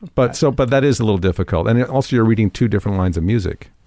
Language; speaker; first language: English; native; English